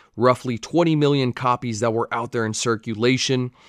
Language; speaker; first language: English; native; English